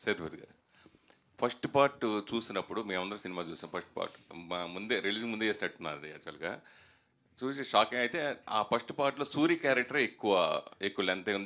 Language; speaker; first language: Telugu; native; Telugu